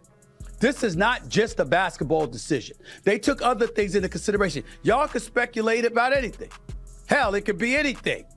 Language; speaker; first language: English; native; English